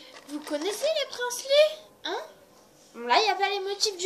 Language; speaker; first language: French; native; French